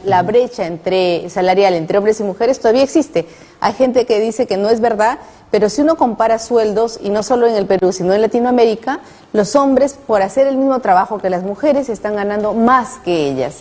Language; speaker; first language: Spanish; native; Spanish